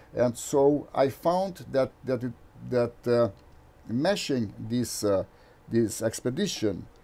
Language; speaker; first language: English; non-native, fluent; Portuguese